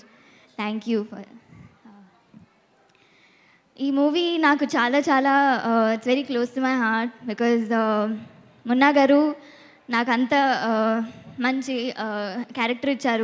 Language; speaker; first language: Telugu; non-native, learner; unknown